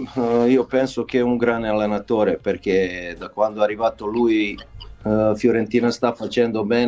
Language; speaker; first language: Italian; non-native, fluent; Serbian